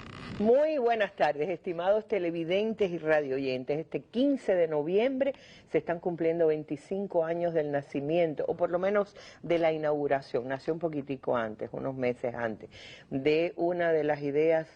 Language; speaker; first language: Spanish; native; Spanish